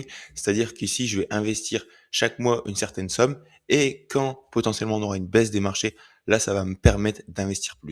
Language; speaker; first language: French; native; French